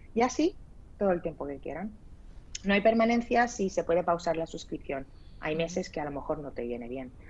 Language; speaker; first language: Spanish; early bilingual, other home language; Arabic